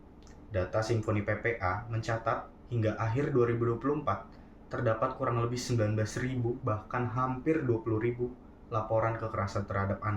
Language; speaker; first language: Indonesian; native; Indonesian